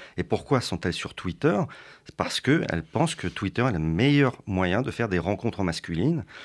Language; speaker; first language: French; early bilingual, other home language; Russian